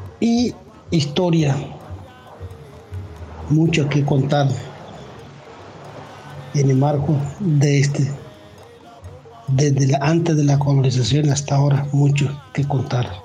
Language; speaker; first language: Spanish; non-native, local second language; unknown